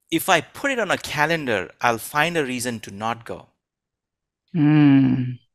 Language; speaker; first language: English; non-native, local second language; Hindi